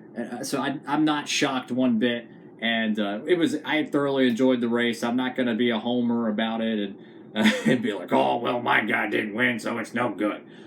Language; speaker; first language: English; native; English